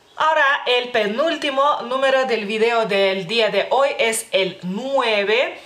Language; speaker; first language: Spanish; non-native, fluent; Lithuanian